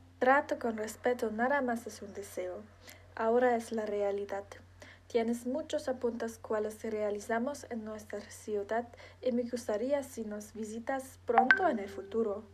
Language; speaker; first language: Spanish; non-native, learner; German